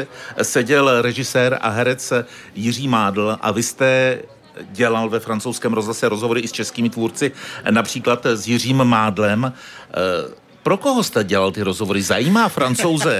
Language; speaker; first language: Czech; native; Czech